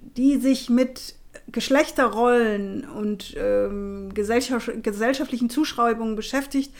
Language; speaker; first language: German; non-native, fluent; Spanish